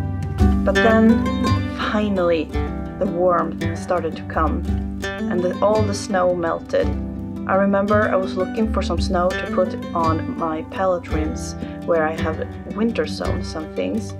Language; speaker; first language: English; non-native, fluent; Swedish